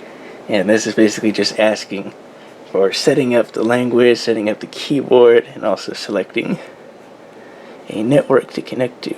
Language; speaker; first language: English; native; English